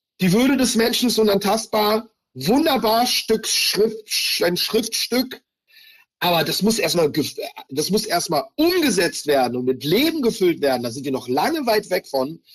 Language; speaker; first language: German; early bilingual, other home language; Hebrew